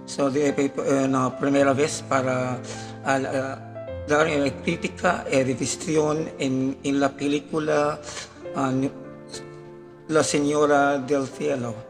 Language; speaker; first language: Spanish; non-native, learner; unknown